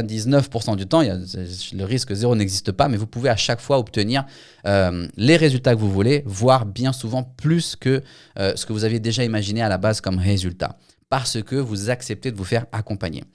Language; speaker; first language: French; native; French